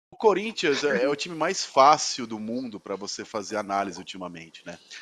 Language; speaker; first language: Portuguese; native; Portuguese